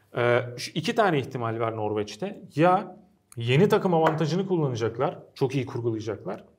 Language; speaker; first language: Turkish; native; Turkish